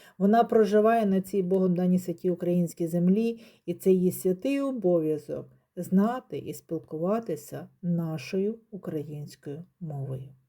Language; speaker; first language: Ukrainian; native; Ukrainian